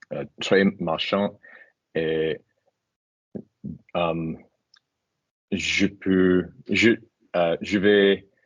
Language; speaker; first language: French; non-native, learner; English